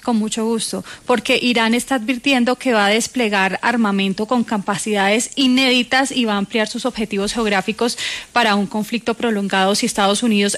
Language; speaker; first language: Spanish; native; Spanish